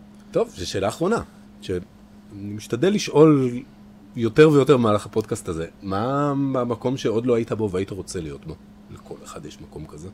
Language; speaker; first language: Hebrew; native; Hebrew